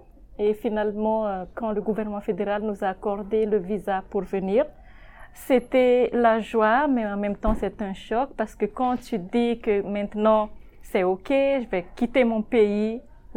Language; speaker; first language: French; non-native, local second language; Malagasy